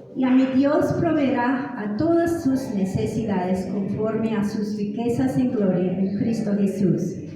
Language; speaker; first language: Spanish; non-native, fluent; English